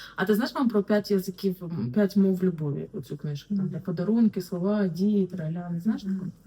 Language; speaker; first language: Ukrainian; native; Ukrainian